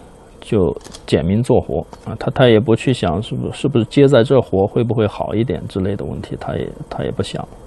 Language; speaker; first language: Chinese; native; Chinese